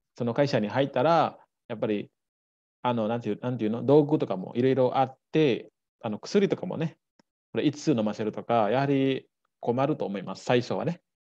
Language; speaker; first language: Japanese; native; Japanese